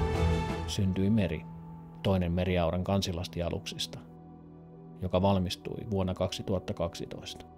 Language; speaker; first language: Finnish; native; Finnish